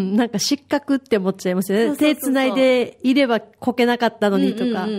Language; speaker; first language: Japanese; native; Japanese